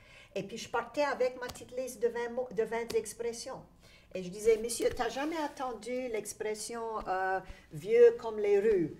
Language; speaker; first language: French; native; French